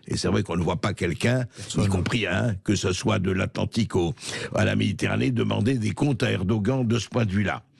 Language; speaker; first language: French; native; French